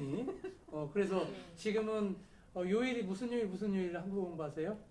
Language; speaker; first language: Korean; native; Korean